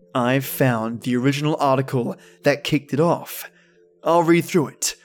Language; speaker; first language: English; native; English